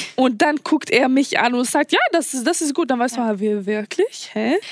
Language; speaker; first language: German; non-native, learner; Swedish